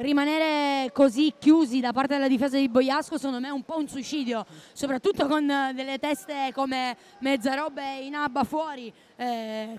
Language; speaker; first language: Italian; native; Italian